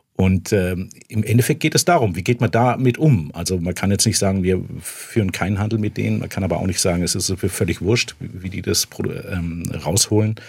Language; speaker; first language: German; native; German